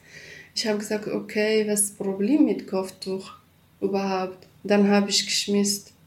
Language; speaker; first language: German; non-native, learner; Kurdish